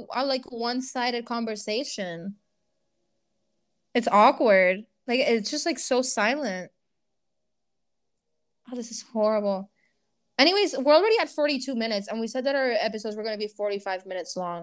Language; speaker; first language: English; non-native, fluent; Spanish